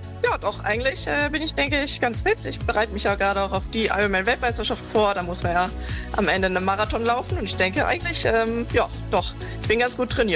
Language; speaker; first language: German; native; German